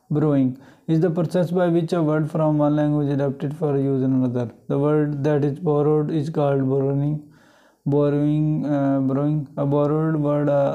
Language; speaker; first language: Urdu; native; Urdu